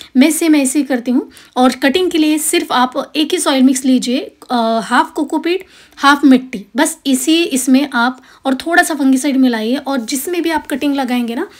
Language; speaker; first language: Hindi; non-native, local second language; Marathi